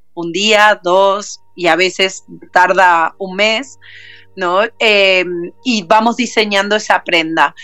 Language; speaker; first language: Spanish; native; Spanish